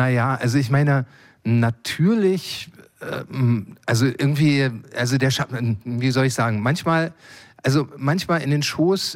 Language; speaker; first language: German; native; German